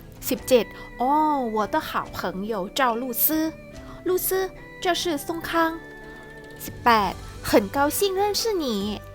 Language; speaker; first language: Chinese; non-native, fluent; Thai